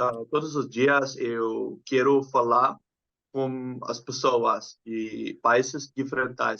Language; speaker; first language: Portuguese; non-native, learner; Dutch